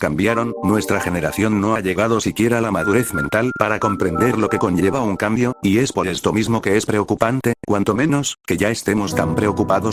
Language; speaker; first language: Spanish; native; Spanish